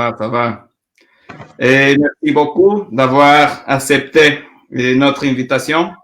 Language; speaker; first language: French; non-native, learner; Portuguese